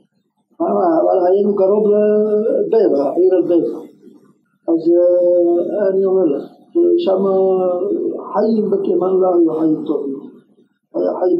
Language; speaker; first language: Hebrew; non-native, fluent; Arabic